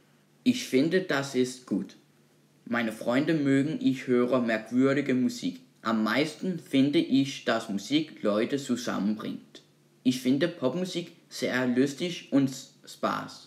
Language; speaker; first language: German; non-native, learner; Danish